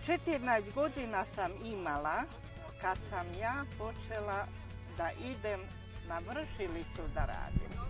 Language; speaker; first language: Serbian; non-native, local second language; Hungarian